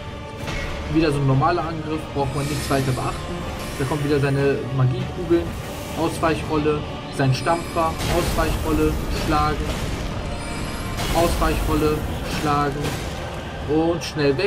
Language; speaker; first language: German; native; German